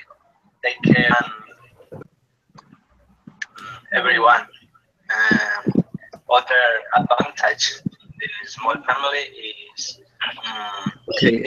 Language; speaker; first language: English; non-native, learner; Spanish